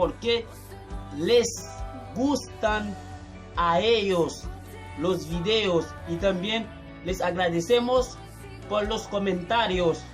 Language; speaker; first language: Spanish; non-native, fluent; Haitian Creole